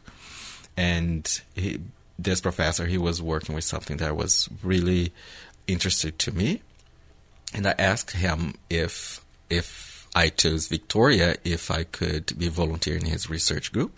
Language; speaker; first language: English; non-native, fluent; Portuguese